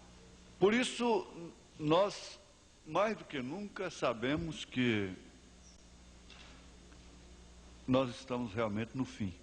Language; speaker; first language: Portuguese; native; Portuguese